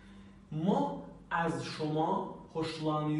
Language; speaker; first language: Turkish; non-native, fluent; Persian